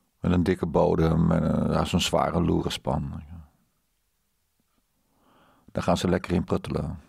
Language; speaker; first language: Dutch; native; Dutch